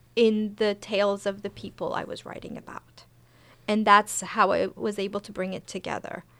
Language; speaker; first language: English; early bilingual, other home language; Persian